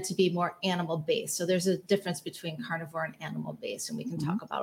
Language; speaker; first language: English; native; English